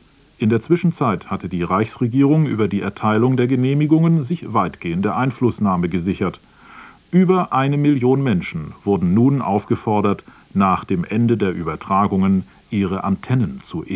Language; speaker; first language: German; native; German